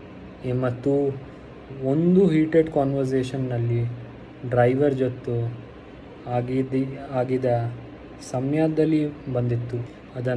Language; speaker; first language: Kannada; non-native, learner; Hindi